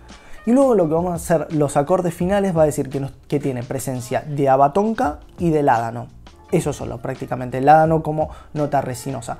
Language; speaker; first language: Spanish; native; Spanish